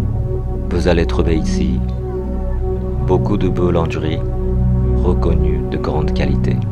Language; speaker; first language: French; non-native, fluent; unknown